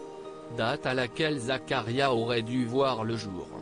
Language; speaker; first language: French; native; French